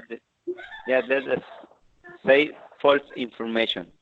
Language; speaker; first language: English; non-native, fluent; Spanish